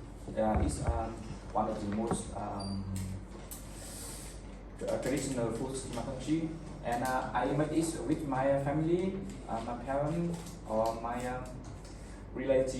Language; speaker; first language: English; non-native, learner; Vietnamese